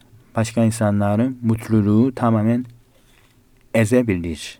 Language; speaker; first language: Turkish; non-native, fluent; Korean